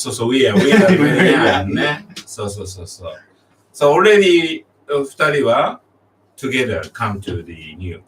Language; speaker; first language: English; non-native, learner; Japanese